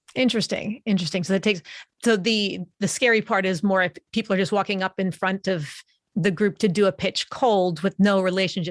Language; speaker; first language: English; native; English